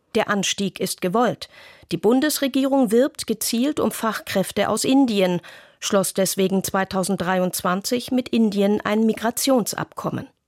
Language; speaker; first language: German; native; German